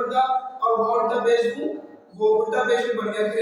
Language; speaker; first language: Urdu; non-native, local second language; Punjabi